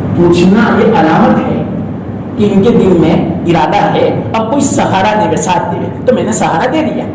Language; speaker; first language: Urdu; non-native, local second language; Gujarati